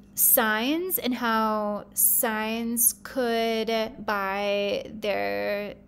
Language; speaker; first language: English; native; English